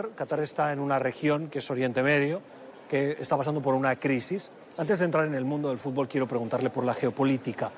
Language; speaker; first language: Spanish; native; Spanish